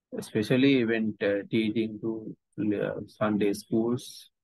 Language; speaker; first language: English; non-native, local second language; Sinhala